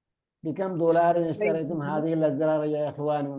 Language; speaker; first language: Arabic; non-native, learner; Malayalam